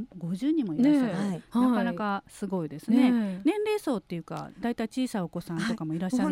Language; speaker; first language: Japanese; native; Japanese